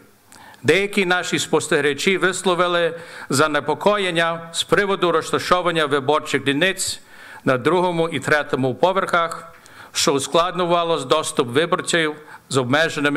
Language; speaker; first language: Ukrainian; early bilingual, heritage; Ukrainian